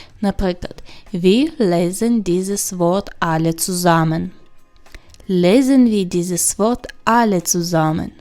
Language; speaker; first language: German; non-native, fluent; Ukrainian